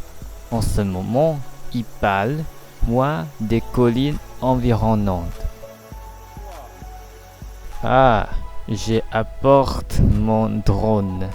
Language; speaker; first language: French; non-native, learner; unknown